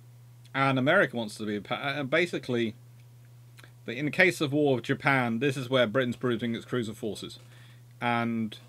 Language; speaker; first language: English; native; English